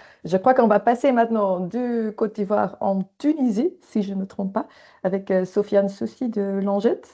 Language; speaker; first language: French; native; French